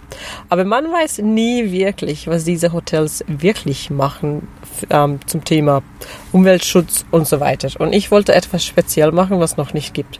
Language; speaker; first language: German; non-native, fluent; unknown